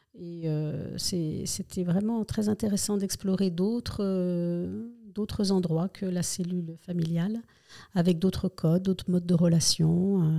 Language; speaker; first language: French; early bilingual, other home language; Spanish